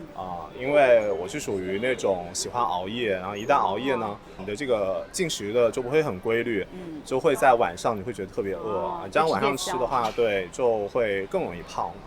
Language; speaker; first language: Chinese; native; Chinese